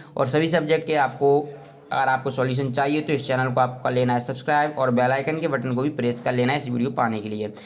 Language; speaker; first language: Hindi; native; Hindi